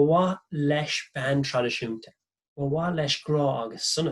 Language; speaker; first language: Irish; non-native, local second language; English